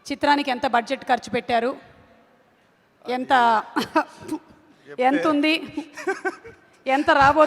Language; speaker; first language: Telugu; native; Telugu